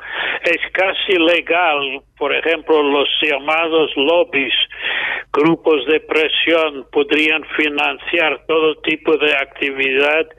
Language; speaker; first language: Spanish; non-native, fluent; English